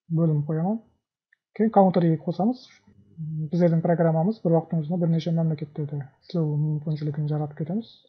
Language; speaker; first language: Uzbek; non-native, local second language; Kara-Kalpak